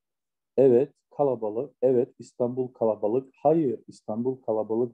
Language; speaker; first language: Turkish; non-native, fluent; Russian